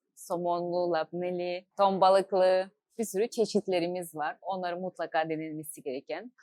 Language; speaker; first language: Turkish; non-native, fluent; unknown